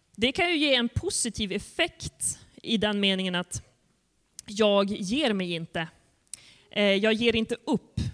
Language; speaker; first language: Swedish; native; Swedish